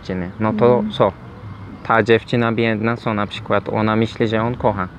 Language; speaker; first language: Polish; non-native, learner; Turkish